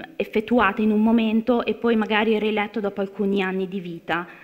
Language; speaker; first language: Italian; native; Italian